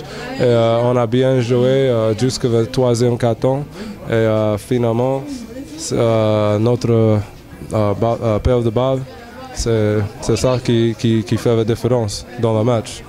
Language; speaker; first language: French; non-native, learner; English